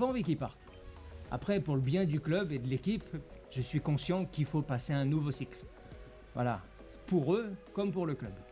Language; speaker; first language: French; native; French